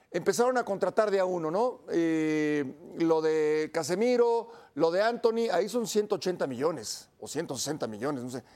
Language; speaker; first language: Spanish; native; Spanish